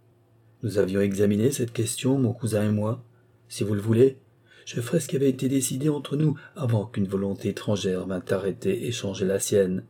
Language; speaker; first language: French; native; French